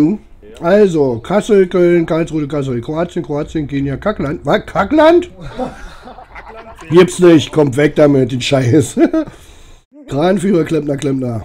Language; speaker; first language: German; native; German